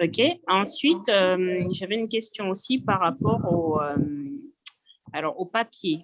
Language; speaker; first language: French; native; French